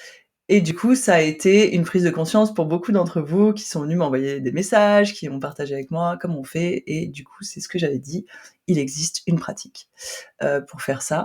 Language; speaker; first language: French; native; French